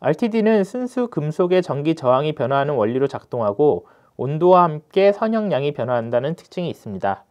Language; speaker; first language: Korean; native; Korean